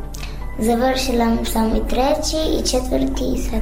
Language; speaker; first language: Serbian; non-native, learner; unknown